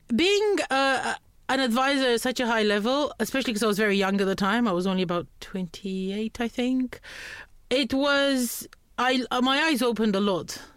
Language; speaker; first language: English; non-native, fluent; Romanian